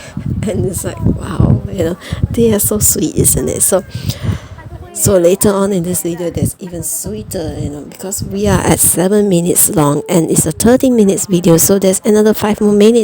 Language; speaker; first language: English; non-native, fluent; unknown